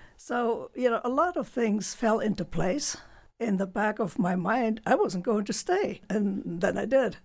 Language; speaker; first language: English; non-native, fluent; German